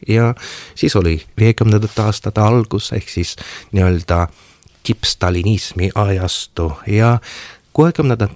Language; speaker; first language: Estonian; non-native, local second language; Russian